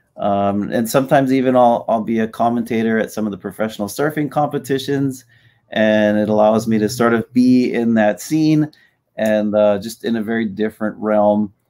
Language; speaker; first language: English; native; English